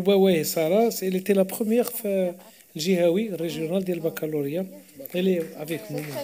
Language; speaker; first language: French; non-native, local second language; Arabic